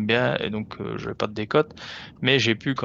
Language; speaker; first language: French; native; French